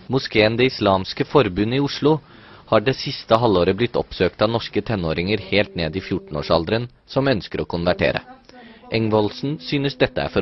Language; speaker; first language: Norwegian; native; Norwegian